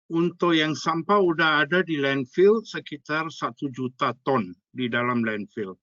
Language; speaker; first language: Indonesian; non-native, fluent; English